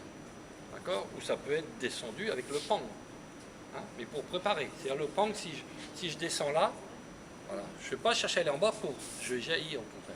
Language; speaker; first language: French; native; French